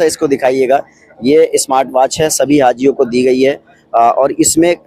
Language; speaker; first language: Hindi; native; Hindi